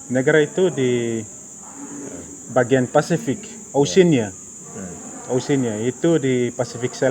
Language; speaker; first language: Indonesian; non-native, fluent; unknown